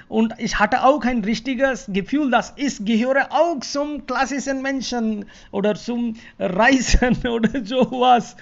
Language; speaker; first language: German; non-native, fluent; Hindi